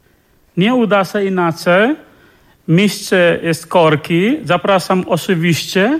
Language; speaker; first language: Polish; non-native, learner; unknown